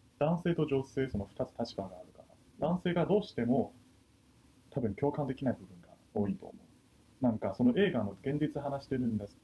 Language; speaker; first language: Japanese; non-native, fluent; Chinese